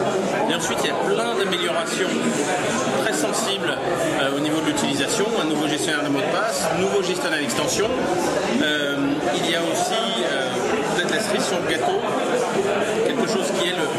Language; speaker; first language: French; native; French